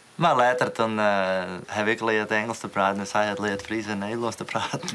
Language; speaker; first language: Dutch; non-native, local second language; Western Frisian